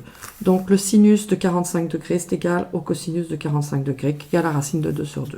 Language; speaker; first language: French; native; French